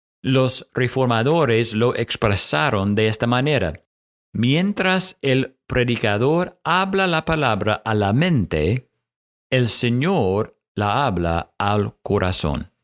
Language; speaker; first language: Spanish; non-native, fluent; English